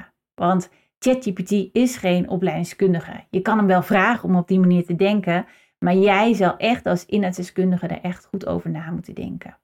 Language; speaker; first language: Dutch; native; Dutch